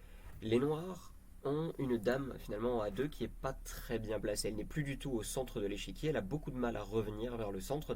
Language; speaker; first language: French; native; French